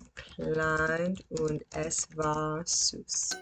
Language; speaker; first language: German; non-native, learner; English